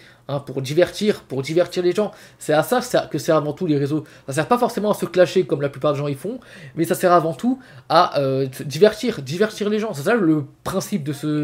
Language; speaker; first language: French; native; French